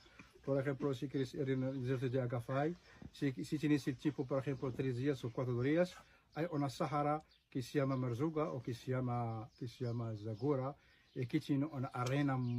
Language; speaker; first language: Spanish; non-native, learner; Arabic